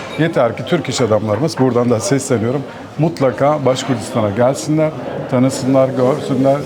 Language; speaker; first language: Turkish; native; Turkish